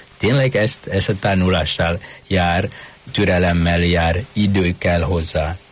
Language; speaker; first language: Hungarian; non-native, fluent; Indonesian